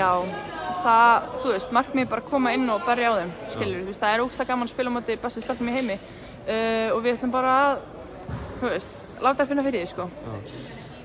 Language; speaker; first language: Icelandic; native; Icelandic